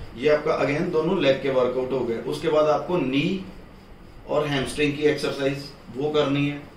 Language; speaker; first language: Hindi; non-native, local second language; Punjabi